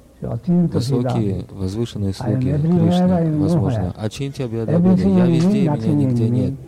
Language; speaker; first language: Russian; native; Russian